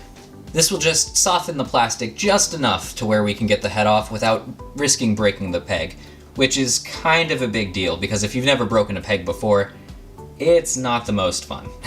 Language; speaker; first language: English; native; English